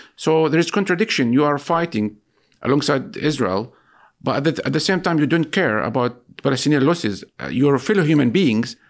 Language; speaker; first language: English; non-native, fluent; Arabic